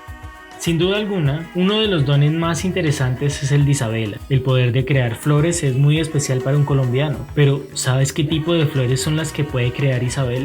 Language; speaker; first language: Spanish; native; Spanish